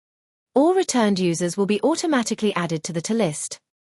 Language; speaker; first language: English; non-native, fluent; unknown